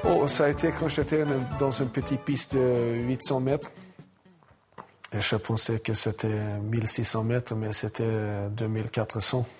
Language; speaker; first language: French; non-native, learner; Swedish